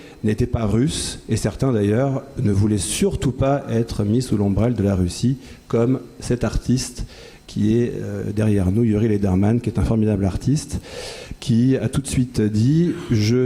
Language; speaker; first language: French; native; French